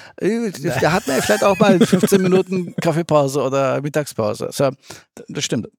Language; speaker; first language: German; early bilingual, other home language; Turkish